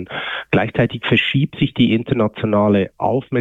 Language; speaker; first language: German; native; German